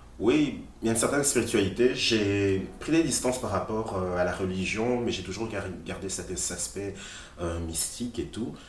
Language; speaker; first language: French; early bilingual, other home language; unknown